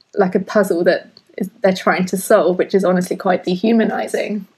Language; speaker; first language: English; early bilingual, other home language; Hindi